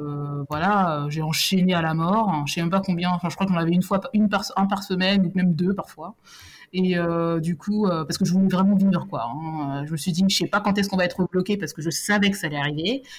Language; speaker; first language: French; native; French